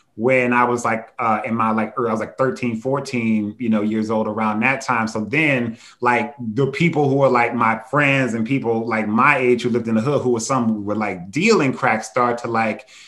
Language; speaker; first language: English; native; English